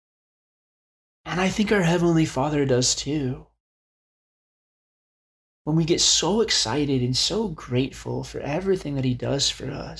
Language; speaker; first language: English; native; English